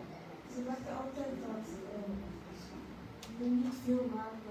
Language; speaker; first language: Dutch; early bilingual, other home language; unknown